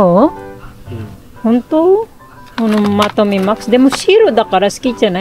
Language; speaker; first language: Japanese; non-native, fluent; Filipino